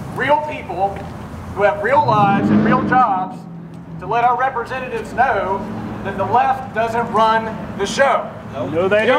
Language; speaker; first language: English; native; English